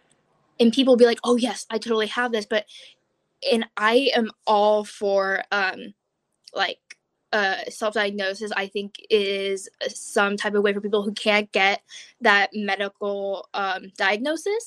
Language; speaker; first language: English; native; English